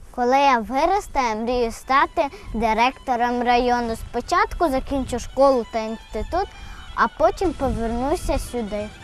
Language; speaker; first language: Ukrainian; native; Ukrainian